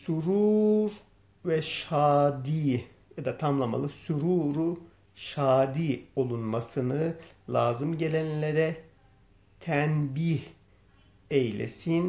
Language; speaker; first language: Turkish; native; Turkish